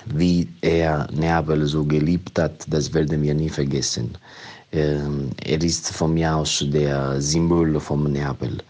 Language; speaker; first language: German; non-native, fluent; Italian